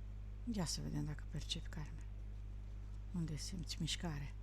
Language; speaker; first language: Romanian; native; Romanian